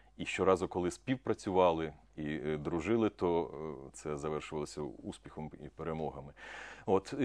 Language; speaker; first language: Ukrainian; non-native, local second language; Russian